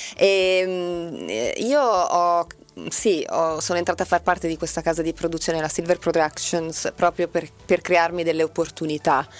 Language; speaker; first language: Italian; early bilingual, other home language; Portuguese